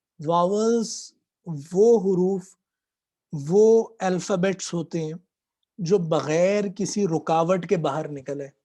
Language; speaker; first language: Urdu; native; Urdu